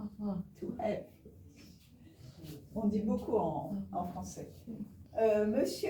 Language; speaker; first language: French; native; French